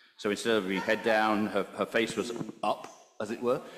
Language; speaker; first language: English; native; English